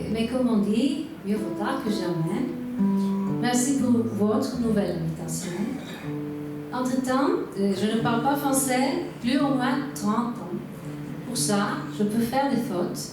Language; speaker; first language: French; non-native, learner; Turkish